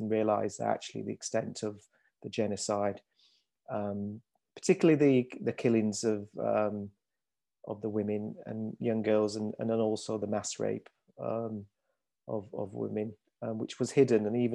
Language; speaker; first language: English; native; English